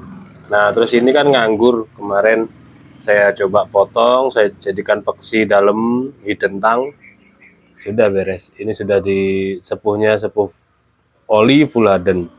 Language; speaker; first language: Indonesian; native; Indonesian